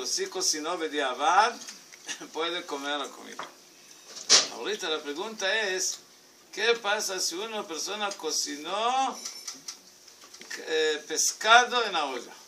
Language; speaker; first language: Spanish; non-native, fluent; Hebrew